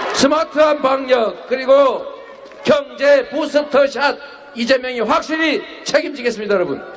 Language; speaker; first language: Korean; native; Korean